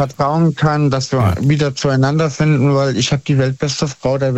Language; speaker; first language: German; native; German